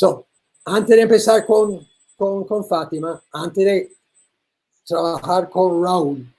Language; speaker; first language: Spanish; non-native, learner; English